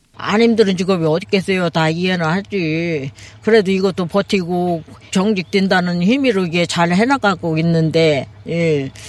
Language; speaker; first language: Korean; native; Korean